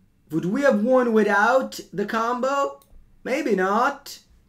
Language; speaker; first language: English; non-native, fluent; Italian